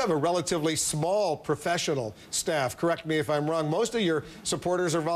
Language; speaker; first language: English; native; English